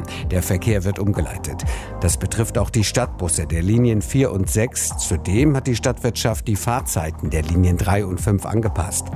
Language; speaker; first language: German; native; German